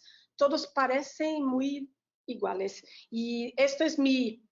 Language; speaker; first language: Spanish; non-native, learner; Portuguese